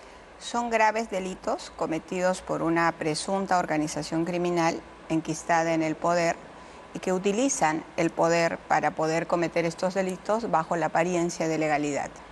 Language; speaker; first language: Spanish; native; Spanish